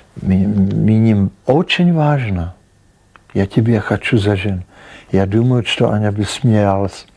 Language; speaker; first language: Russian; non-native, learner; Czech